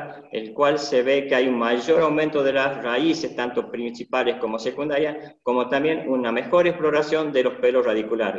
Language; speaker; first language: Spanish; native; Spanish